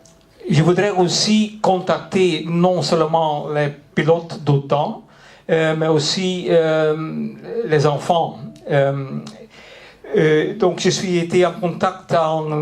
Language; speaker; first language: French; non-native, local second language; Dutch